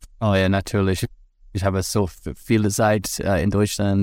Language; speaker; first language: German; non-native, learner; English